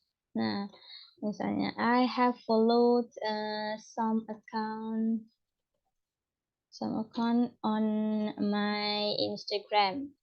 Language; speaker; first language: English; non-native, learner; Indonesian